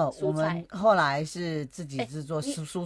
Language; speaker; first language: Chinese; native; Chinese